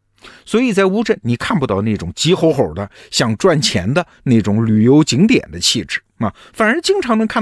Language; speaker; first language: Chinese; native; Chinese